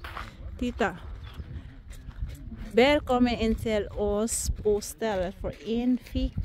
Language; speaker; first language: Swedish; non-native, learner; Filipino